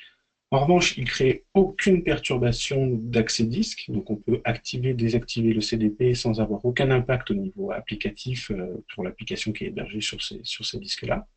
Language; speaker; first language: French; native; French